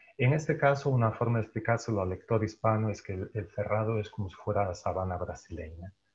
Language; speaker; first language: Spanish; native; Spanish